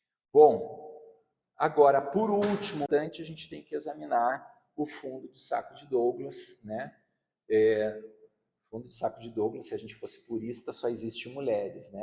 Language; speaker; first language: Portuguese; native; Portuguese